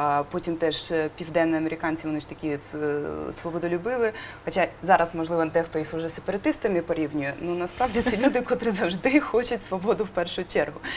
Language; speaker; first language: Ukrainian; native; Ukrainian